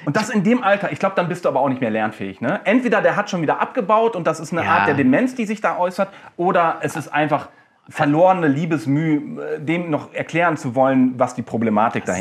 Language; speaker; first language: German; native; German